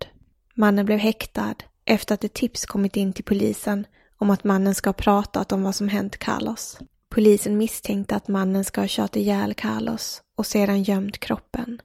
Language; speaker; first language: Swedish; native; Swedish